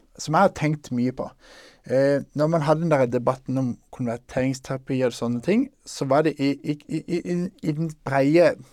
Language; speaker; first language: Norwegian; native; Norwegian